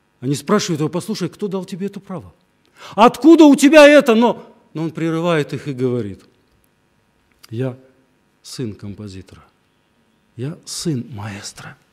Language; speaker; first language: Russian; native; Russian